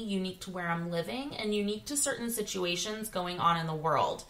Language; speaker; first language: English; native; English